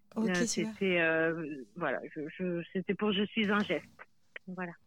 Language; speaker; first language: French; native; French